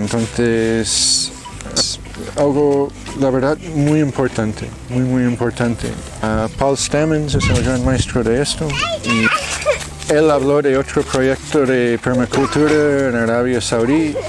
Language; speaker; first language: Spanish; non-native, fluent; English